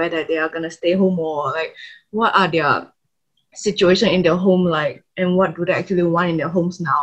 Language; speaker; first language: English; non-native, local second language; Chinese